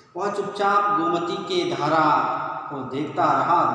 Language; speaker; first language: Hindi; non-native, local second language; Kannada